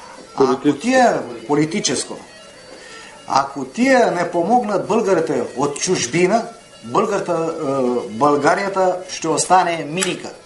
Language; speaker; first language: Bulgarian; early bilingual, heritage; Bulgarian